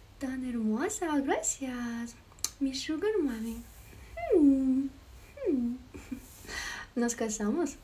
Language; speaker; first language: Spanish; non-native, learner; Ukrainian